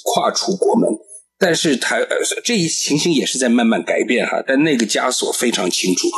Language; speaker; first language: Chinese; native; Chinese